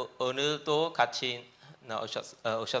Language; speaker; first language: Korean; non-native, learner; Khmer